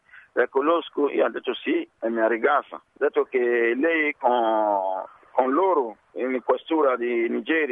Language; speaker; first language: Italian; non-native, learner; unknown